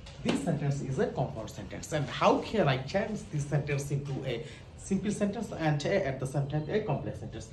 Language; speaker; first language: English; non-native, local second language; Bangla